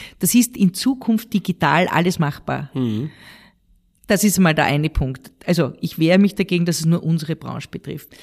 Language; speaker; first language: German; native; German